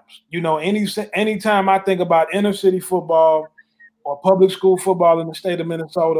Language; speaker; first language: English; native; English